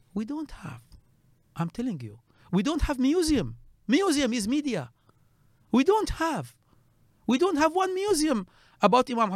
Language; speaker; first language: English; non-native, learner; Arabic